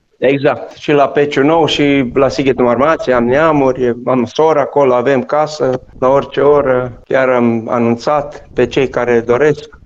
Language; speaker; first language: Romanian; non-native, local second language; Ukrainian